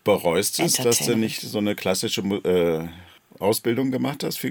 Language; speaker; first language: German; native; German